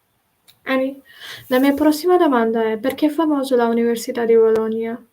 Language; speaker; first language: Italian; non-native, learner; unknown